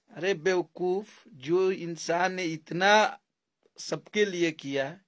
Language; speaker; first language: Hindi; native; Hindi